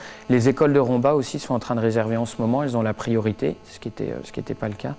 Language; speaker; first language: French; native; French